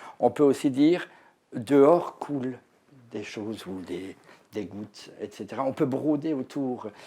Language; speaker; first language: French; native; French